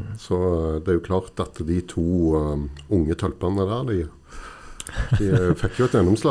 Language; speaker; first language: Norwegian; native; Norwegian